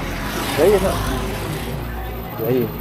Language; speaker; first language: Hindi; native; Hindi